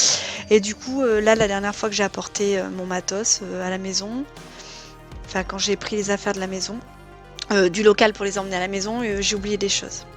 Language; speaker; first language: French; native; French